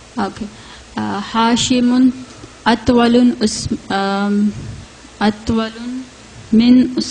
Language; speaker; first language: Arabic; non-native, learner; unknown